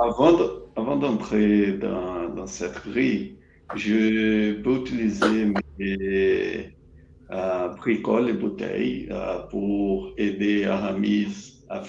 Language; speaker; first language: French; non-native, learner; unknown